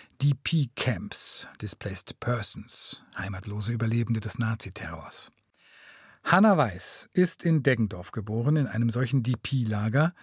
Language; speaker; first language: German; native; German